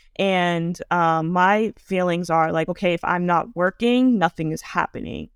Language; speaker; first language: English; early bilingual, other home language; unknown